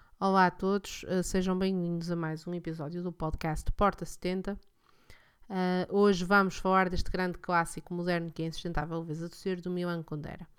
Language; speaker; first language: Portuguese; native; Portuguese